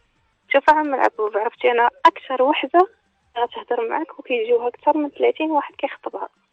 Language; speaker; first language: Arabic; native; Arabic